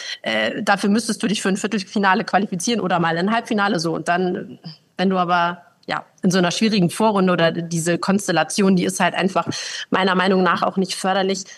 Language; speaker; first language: German; native; German